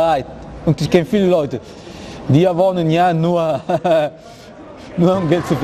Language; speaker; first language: German; non-native, fluent; Italian